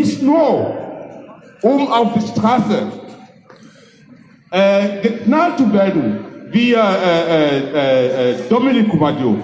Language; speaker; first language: German; non-native, fluent; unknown